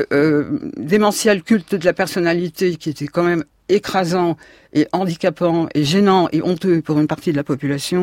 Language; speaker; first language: French; native; French